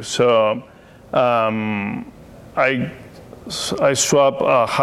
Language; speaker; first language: English; non-native, fluent; Spanish